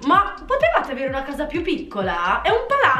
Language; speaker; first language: Italian; native; Italian